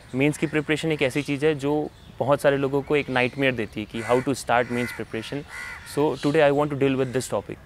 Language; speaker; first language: Hindi; native; Hindi